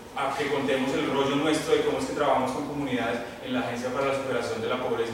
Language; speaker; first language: Spanish; native; Spanish